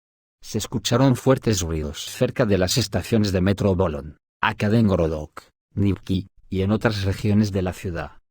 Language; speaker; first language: Spanish; native; Spanish